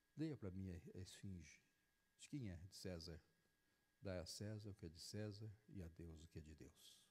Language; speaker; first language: Portuguese; native; Portuguese